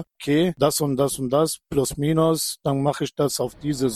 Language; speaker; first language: German; non-native, fluent; Turkish